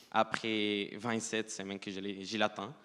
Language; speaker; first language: French; non-native, fluent; Spanish